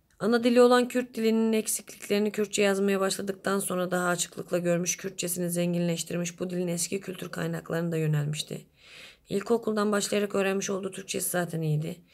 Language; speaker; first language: Turkish; native; Turkish